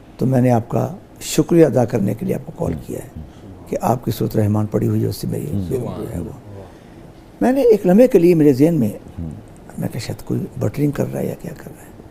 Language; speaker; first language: Urdu; native; Urdu